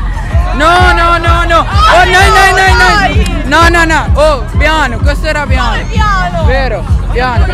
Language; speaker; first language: Italian; non-native, learner; Punjabi